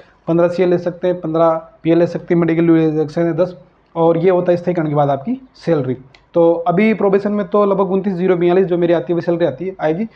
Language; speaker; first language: Hindi; native; Hindi